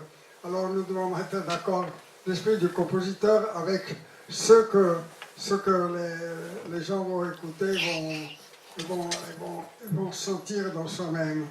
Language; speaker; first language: French; non-native, fluent; Italian